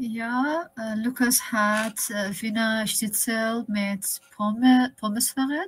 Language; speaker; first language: German; non-native, learner; Persian